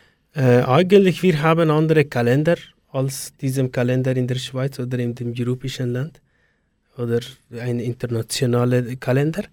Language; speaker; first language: German; non-native, learner; Persian